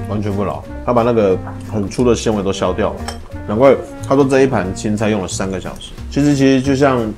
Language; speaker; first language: Chinese; native; Chinese